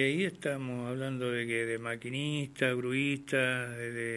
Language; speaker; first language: Spanish; native; Spanish